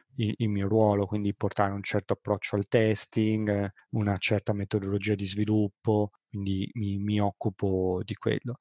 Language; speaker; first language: Italian; native; Italian